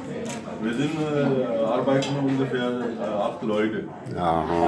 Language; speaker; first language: German; non-native, fluent; Punjabi